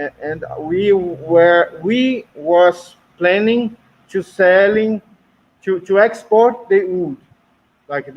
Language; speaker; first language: English; non-native, learner; Portuguese